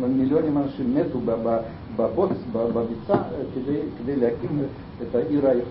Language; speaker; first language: Hebrew; non-native, fluent; Russian